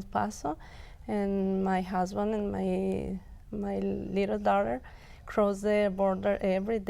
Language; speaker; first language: English; non-native, local second language; Spanish